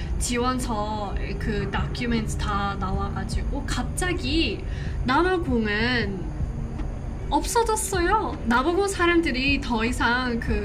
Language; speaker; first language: Korean; non-native, fluent; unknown